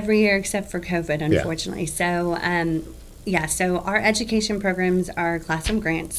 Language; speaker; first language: English; native; English